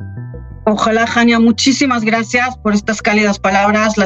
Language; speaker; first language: Spanish; non-native, fluent; Hebrew